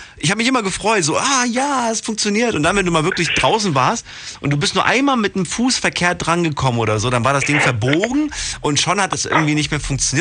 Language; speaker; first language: German; native; German